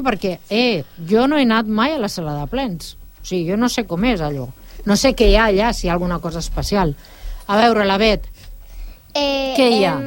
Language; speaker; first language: Catalan; native; Catalan